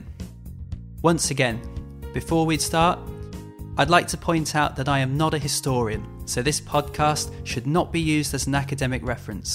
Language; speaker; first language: English; native; English